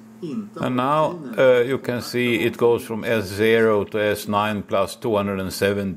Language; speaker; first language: English; non-native, fluent; Swedish